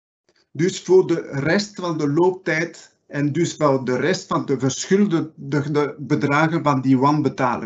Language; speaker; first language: Dutch; non-native, local second language; French